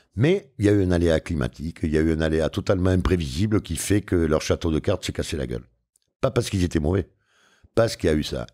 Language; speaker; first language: French; native; French